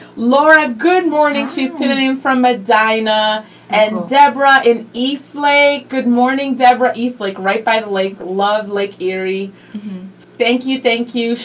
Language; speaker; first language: English; native; English